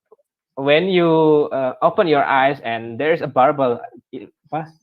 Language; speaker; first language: English; non-native, learner; Indonesian